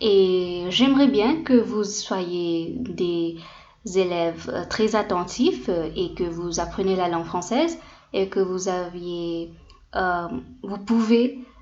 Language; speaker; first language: French; non-native, fluent; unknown